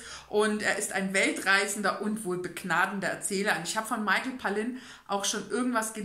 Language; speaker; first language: German; native; German